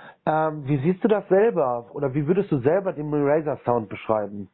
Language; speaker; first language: German; native; German